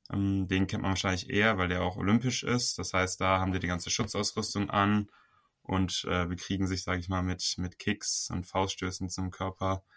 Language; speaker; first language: German; native; German